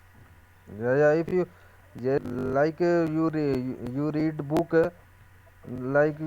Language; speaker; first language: English; non-native, learner; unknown